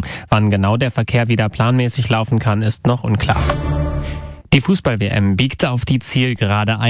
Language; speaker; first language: German; native; German